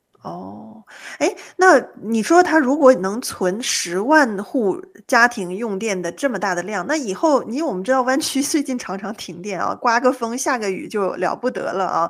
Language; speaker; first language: Chinese; native; Chinese